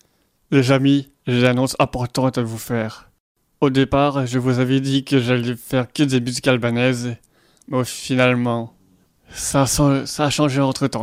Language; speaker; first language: French; native; French